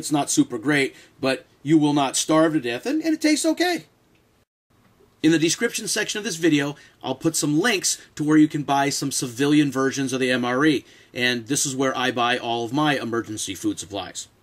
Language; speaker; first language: English; native; English